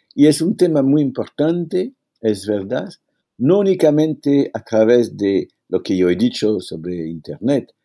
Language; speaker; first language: Spanish; non-native, fluent; French